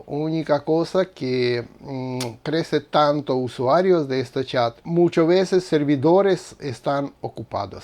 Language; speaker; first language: Spanish; non-native, fluent; Russian